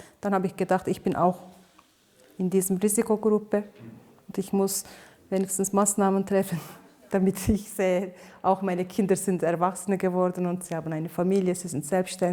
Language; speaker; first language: German; non-native, fluent; Turkish